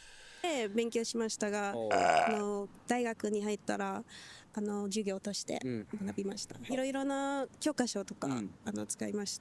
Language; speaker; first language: Japanese; non-native, fluent; English